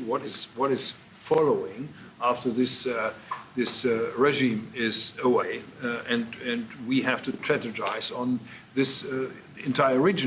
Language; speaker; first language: English; non-native, fluent; German